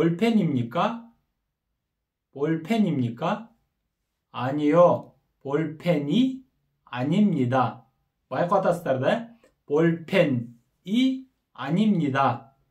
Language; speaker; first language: Korean; non-native, learner; Kyrgyz